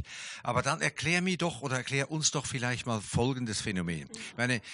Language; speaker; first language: German; native; German